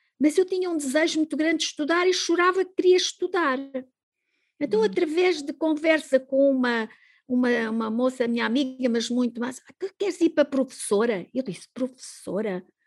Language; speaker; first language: Portuguese; native; Portuguese